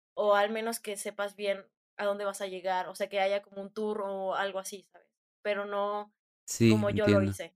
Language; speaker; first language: Spanish; native; Spanish